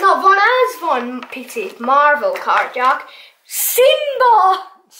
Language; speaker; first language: Hungarian; early bilingual, heritage; English